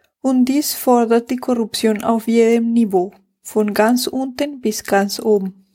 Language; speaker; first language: German; non-native, fluent; Spanish